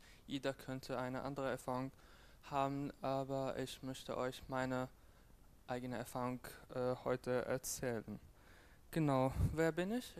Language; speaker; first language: German; non-native, fluent; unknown